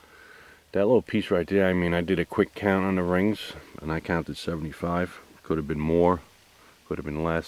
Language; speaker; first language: English; native; English